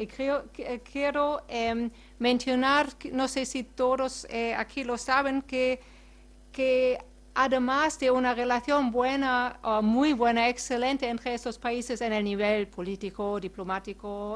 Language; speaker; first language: Spanish; non-native, fluent; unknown